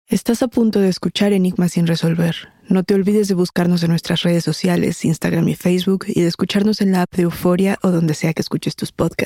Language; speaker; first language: Spanish; native; Spanish